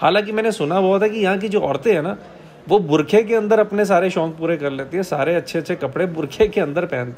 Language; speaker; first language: Hindi; native; Hindi